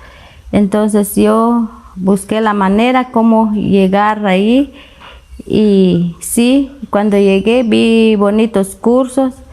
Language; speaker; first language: Spanish; non-native, local second language; Kaqchikel